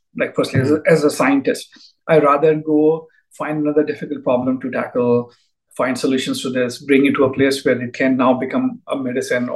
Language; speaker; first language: English; non-native, local second language; Hindi